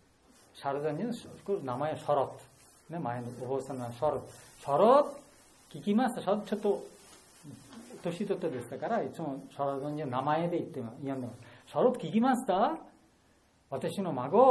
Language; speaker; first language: Japanese; non-native, learner; Bangla